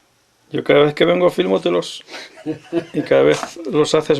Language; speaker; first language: Spanish; native; Spanish